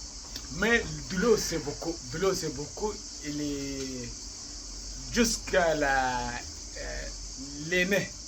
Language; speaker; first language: French; non-native, learner; Arabic